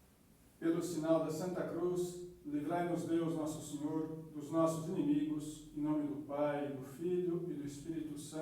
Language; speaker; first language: Portuguese; native; Portuguese